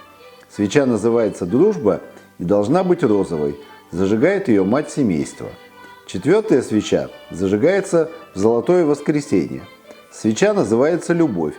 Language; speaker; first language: Russian; native; Russian